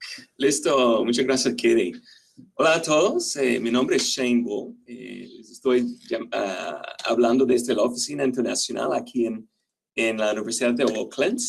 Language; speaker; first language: Spanish; non-native, fluent; English